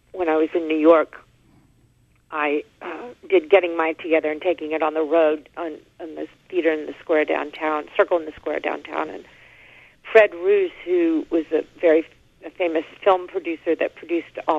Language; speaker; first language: English; native; English